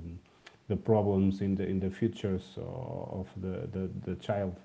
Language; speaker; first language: English; non-native, learner; Portuguese